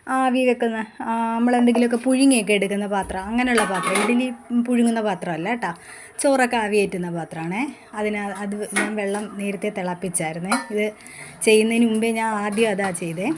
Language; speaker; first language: Malayalam; native; Malayalam